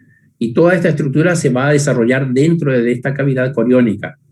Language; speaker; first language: Spanish; native; Spanish